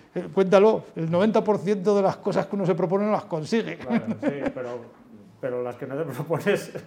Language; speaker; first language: Spanish; native; Spanish